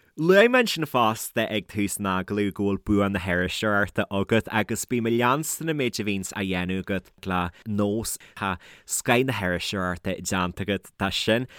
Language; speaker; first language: Irish; native; Irish